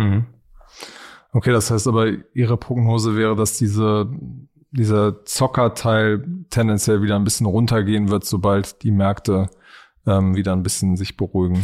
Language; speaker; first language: German; native; German